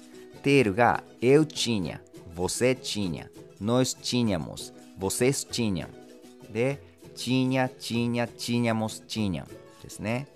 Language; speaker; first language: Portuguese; non-native, fluent; Japanese